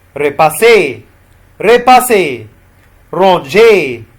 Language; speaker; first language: French; non-native, fluent; Arabic